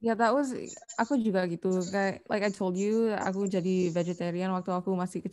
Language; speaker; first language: Indonesian; non-native, learner; English